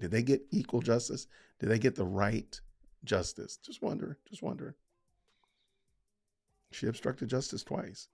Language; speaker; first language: English; native; English